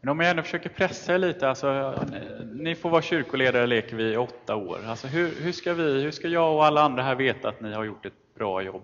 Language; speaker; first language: Swedish; native; Swedish